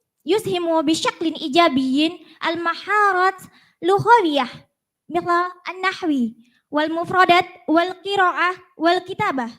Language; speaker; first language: Arabic; non-native, learner; Indonesian